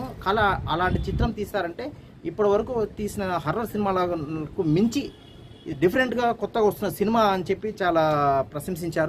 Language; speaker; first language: Telugu; native; Telugu